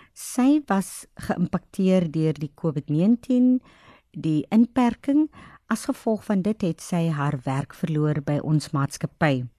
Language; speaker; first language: Afrikaans; native; Afrikaans